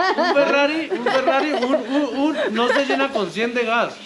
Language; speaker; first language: Spanish; native; Spanish